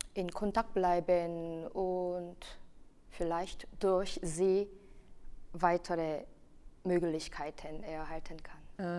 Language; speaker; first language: German; non-native, fluent; Korean